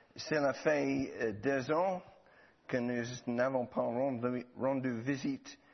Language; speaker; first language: French; non-native, learner; English